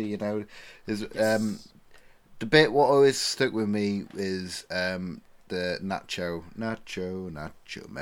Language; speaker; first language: English; native; English